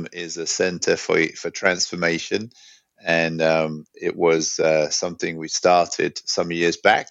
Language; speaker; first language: English; native; English